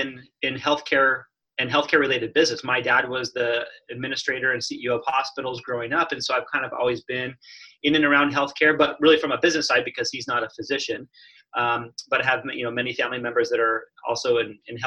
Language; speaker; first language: English; native; English